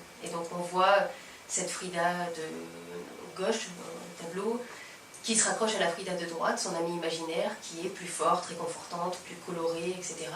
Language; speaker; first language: French; native; French